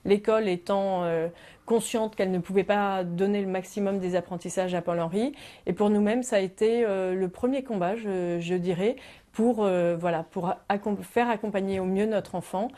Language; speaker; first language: French; native; French